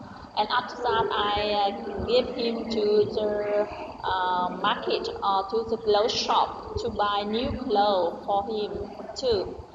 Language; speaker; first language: English; non-native, learner; Vietnamese